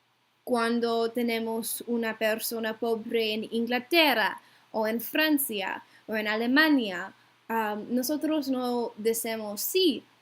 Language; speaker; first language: Spanish; non-native, learner; English